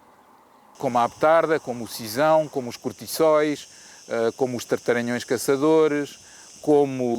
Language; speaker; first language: Portuguese; native; Portuguese